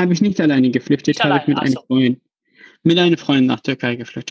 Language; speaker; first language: German; non-native, learner; Arabic